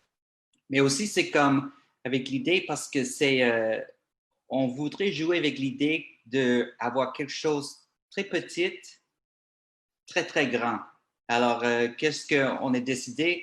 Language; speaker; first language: French; non-native, local second language; English